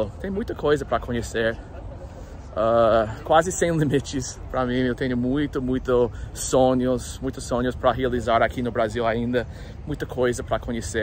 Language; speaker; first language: Portuguese; non-native, learner; English